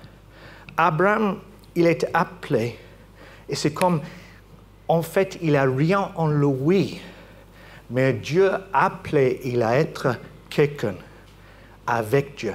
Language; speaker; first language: French; non-native, fluent; English